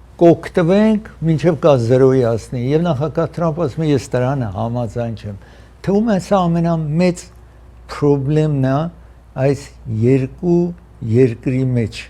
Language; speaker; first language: Armenian; early bilingual, heritage; Armenian